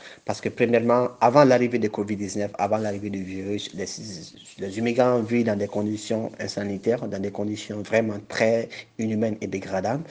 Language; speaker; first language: French; non-native, local second language; Bambara